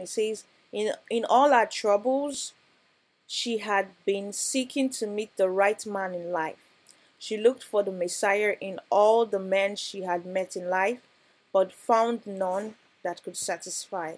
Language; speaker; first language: English; non-native, local second language; Yoruba